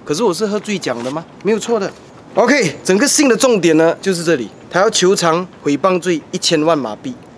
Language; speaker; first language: Chinese; native; Chinese